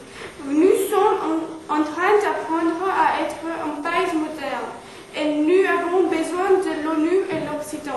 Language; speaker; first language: French; non-native, learner; English